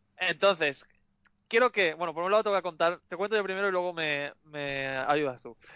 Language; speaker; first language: Spanish; native; Spanish